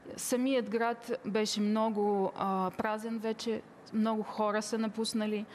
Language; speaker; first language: Bulgarian; early bilingual, heritage; Bulgarian